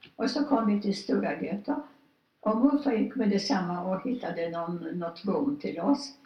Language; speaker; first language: Swedish; non-native, fluent; Polish